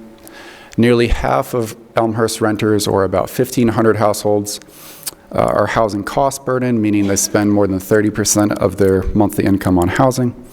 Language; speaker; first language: English; native; English